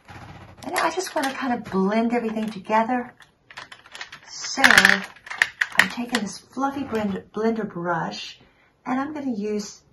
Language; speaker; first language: English; native; English